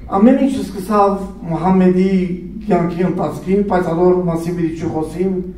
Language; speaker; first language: Armenian; early bilingual, heritage; Armenian